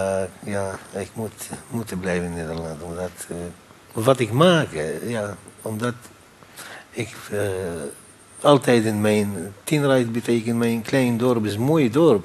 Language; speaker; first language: Dutch; non-native, learner; Arabic